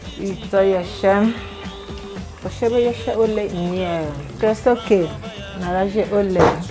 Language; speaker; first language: Polish; non-native, learner; Igbo